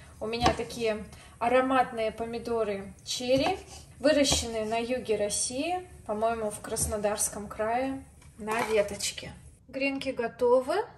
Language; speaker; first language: Russian; native; Russian